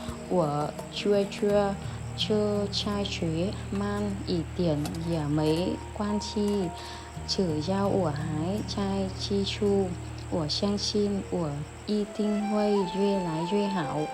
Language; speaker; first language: Chinese; non-native, learner; Vietnamese